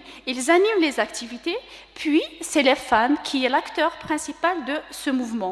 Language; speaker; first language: French; non-native, local second language; Kabyle